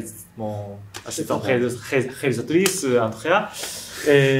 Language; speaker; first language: French; non-native, learner; Japanese